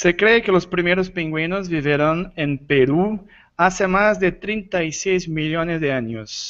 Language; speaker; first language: Spanish; non-native, learner; Portuguese